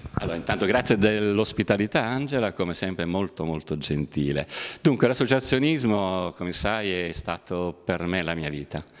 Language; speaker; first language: Italian; native; Italian